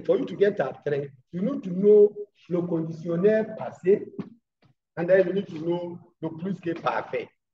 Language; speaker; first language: English; non-native, local second language; Akan